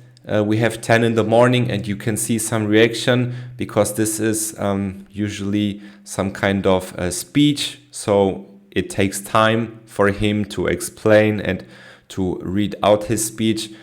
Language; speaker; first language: English; non-native, fluent; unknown